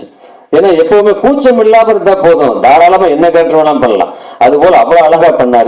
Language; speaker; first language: Tamil; native; Tamil